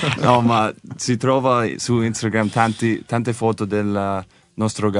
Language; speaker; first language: Italian; non-native, learner; English